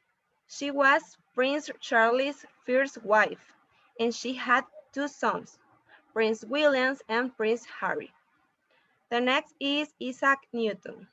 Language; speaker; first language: English; non-native, learner; Spanish